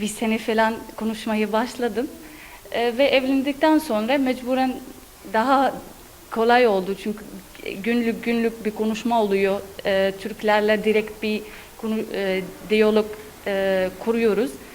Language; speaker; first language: Turkish; non-native, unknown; Arabic